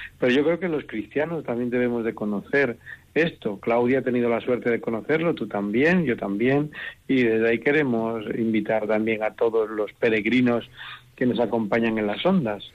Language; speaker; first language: Spanish; native; Spanish